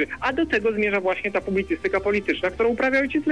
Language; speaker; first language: Polish; native; Polish